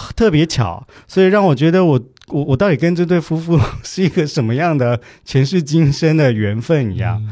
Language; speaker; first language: Chinese; native; Chinese